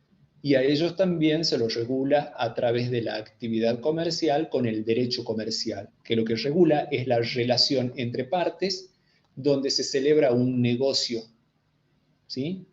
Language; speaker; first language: Spanish; native; Spanish